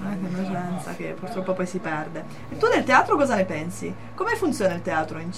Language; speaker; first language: Italian; native; Italian